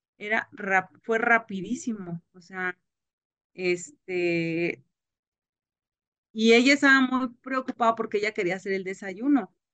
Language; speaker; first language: Spanish; native; Spanish